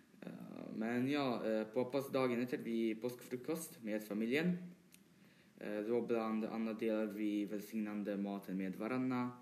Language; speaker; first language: Swedish; early bilingual, other home language; Polish